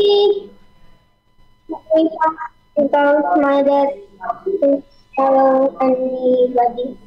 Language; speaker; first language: English; non-native, learner; Indonesian